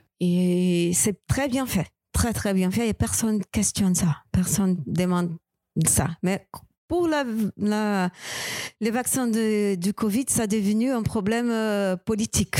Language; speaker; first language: French; non-native, fluent; Portuguese